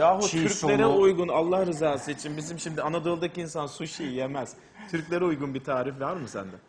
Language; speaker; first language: Turkish; native; Turkish